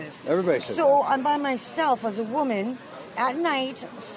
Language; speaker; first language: English; native; English